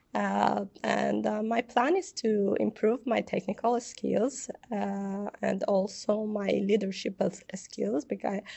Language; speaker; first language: English; non-native, fluent; Persian